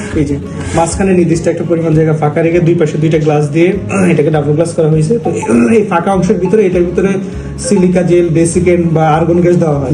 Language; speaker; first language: Bangla; native; Bangla